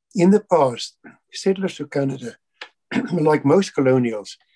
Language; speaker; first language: English; non-native, local second language; Afrikaans